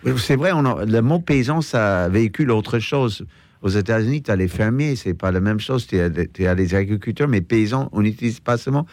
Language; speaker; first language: French; non-native, fluent; English